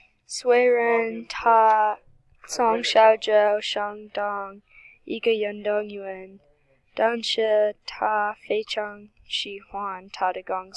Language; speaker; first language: Chinese; non-native, learner; English